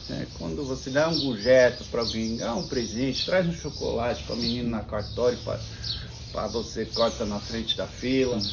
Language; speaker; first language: Portuguese; non-native, fluent; Dutch